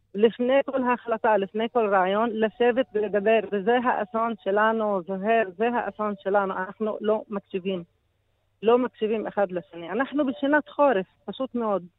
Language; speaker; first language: Hebrew; non-native, local second language; Arabic